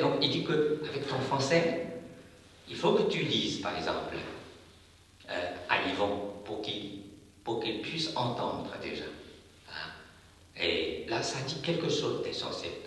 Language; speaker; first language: French; non-native, fluent; Chinese